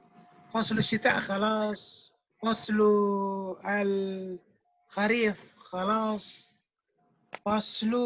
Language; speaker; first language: Arabic; non-native, fluent; Indonesian